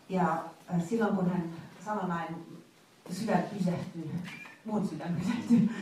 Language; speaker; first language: Finnish; non-native, fluent; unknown